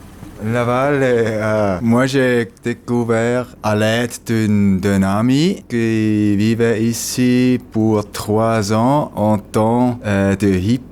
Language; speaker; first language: French; non-native, local second language; German